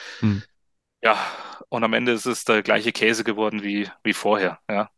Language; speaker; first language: German; native; German